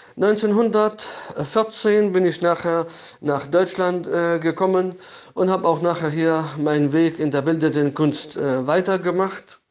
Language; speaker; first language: German; non-native, fluent; Arabic